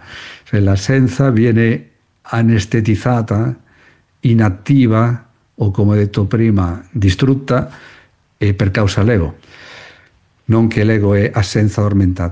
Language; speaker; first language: Italian; non-native, fluent; Spanish